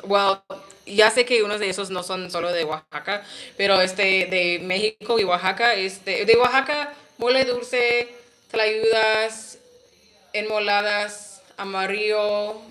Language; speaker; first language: Spanish; non-native, learner; English